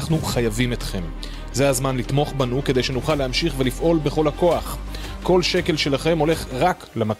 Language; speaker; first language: Hebrew; native; Hebrew